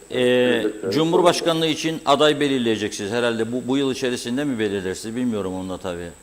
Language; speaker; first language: Turkish; native; Turkish